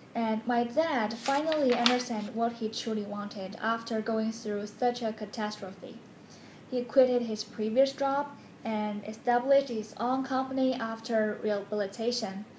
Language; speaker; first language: English; non-native, fluent; Chinese